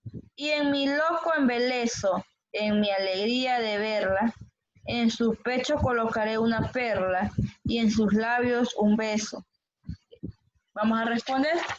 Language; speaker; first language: Spanish; native; Spanish